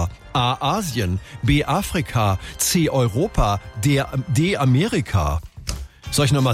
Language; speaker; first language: German; native; German